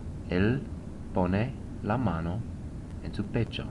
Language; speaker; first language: Spanish; non-native, fluent; English